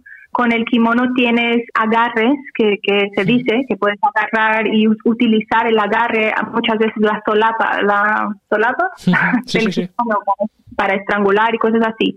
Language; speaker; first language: Spanish; non-native, fluent; Portuguese